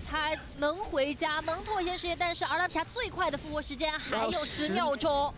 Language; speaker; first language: Chinese; native; Chinese